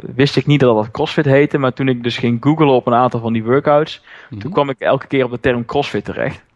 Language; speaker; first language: Dutch; native; Dutch